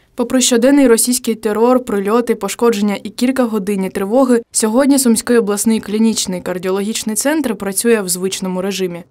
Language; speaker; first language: Ukrainian; native; Ukrainian